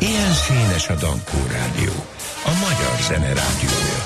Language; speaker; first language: Hungarian; native; Hungarian